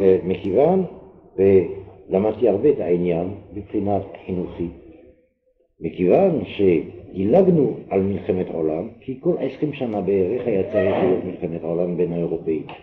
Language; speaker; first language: Hebrew; non-native, fluent; French